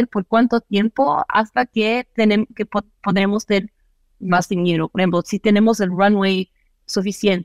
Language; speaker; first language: Spanish; non-native, fluent; Portuguese